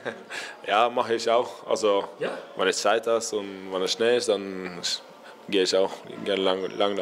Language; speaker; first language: German; non-native, learner; Norwegian